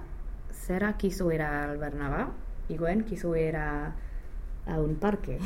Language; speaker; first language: Spanish; non-native, fluent; English